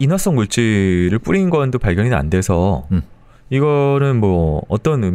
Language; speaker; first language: Korean; native; Korean